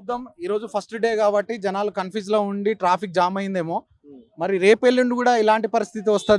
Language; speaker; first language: Telugu; native; Telugu